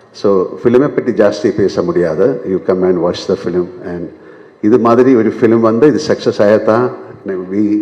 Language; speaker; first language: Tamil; non-native, learner; Malayalam